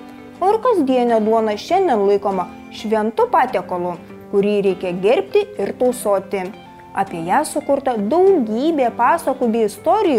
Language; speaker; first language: Lithuanian; native; Lithuanian